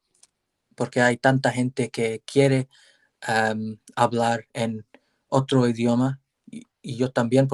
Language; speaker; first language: Spanish; non-native, learner; English